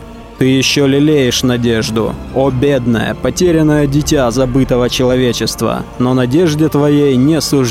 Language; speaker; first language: Russian; native; Russian